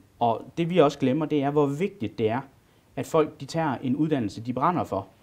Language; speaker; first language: Danish; native; Danish